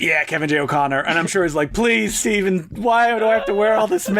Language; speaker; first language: English; native; English